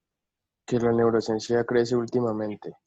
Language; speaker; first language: Spanish; native; Spanish